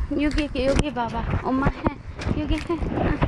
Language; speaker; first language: Korean; early bilingual, other home language; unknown